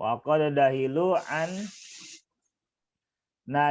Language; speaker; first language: Arabic; non-native, learner; Indonesian